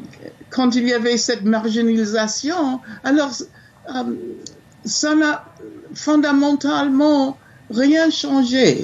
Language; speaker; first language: French; non-native, fluent; English